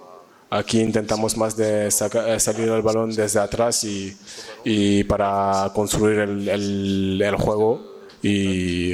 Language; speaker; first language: Spanish; non-native, learner; French